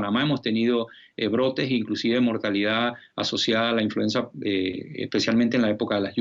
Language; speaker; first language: Spanish; native; Spanish